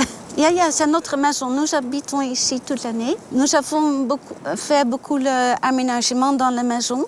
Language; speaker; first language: French; non-native, learner; Dutch